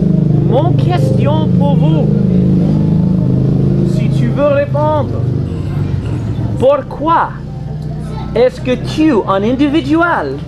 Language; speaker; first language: French; non-native, learner; English